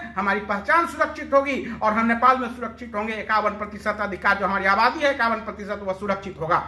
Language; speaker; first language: Hindi; native; Hindi